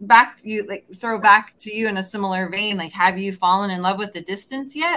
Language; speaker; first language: English; native; English